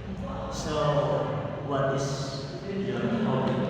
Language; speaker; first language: English; non-native, learner; Indonesian